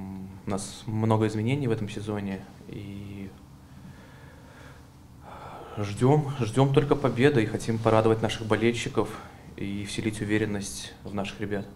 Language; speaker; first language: Russian; native; Russian